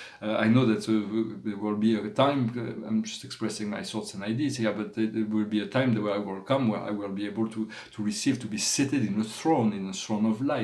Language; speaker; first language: English; non-native, fluent; French